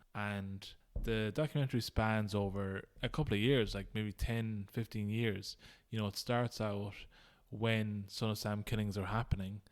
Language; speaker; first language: English; native; English